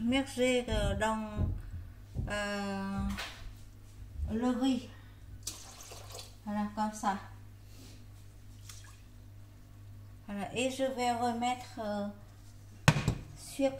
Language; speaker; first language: French; non-native, learner; Vietnamese